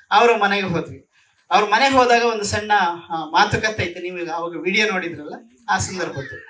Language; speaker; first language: Kannada; native; Kannada